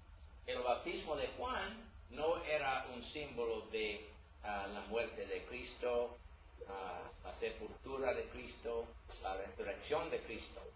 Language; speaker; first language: Spanish; non-native, learner; English